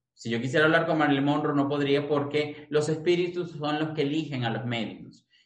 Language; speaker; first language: Spanish; native; Spanish